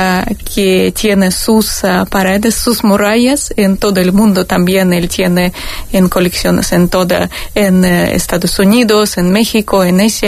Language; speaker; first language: Spanish; non-native, fluent; Russian